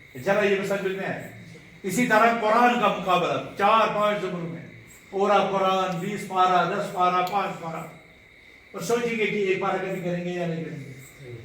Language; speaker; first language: Urdu; non-native, local second language; Kashmiri